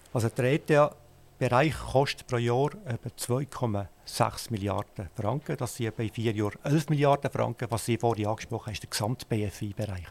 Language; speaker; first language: German; native; German